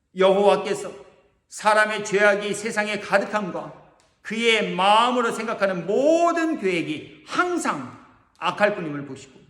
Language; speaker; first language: Korean; native; Korean